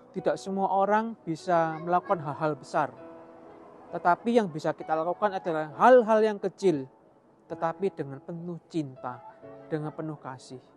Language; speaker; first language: Indonesian; native; Indonesian